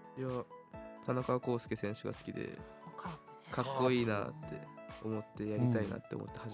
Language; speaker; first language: Japanese; native; Japanese